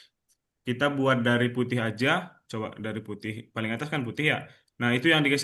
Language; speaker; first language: Indonesian; native; Indonesian